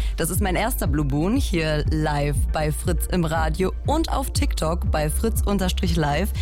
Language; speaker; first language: German; early bilingual, other home language; Polish